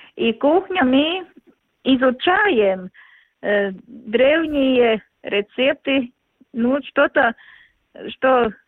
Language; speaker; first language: Russian; non-native, local second language; Latvian